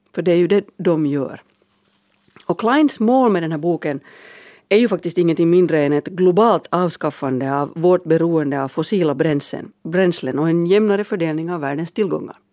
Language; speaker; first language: Swedish; native; Swedish